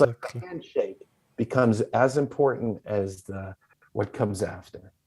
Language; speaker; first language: English; native; English